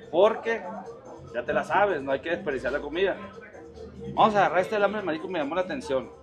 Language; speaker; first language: Spanish; native; Spanish